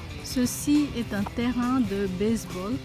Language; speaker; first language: French; non-native, fluent; Bangla